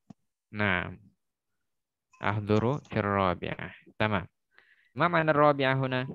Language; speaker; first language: Arabic; non-native, fluent; Indonesian